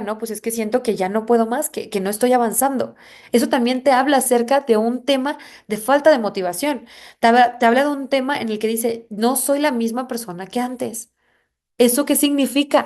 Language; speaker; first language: Spanish; native; Spanish